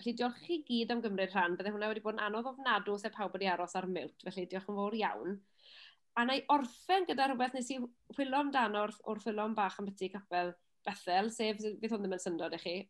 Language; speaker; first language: Welsh; native; Welsh